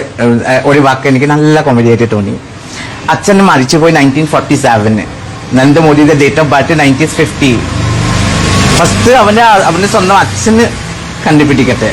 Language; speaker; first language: Malayalam; non-native, fluent; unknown